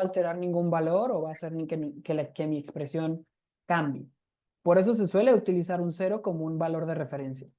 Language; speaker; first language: Spanish; native; Spanish